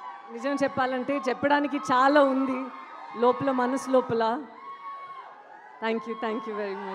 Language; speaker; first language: Telugu; non-native, local second language; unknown